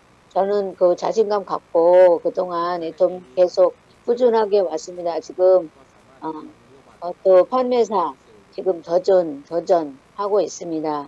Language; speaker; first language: Korean; non-native, learner; Thai